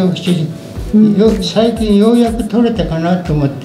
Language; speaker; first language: Japanese; native; Japanese